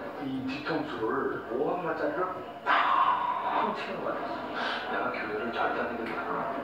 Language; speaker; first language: Korean; native; Korean